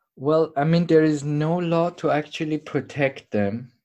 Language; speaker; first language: English; non-native, fluent; Persian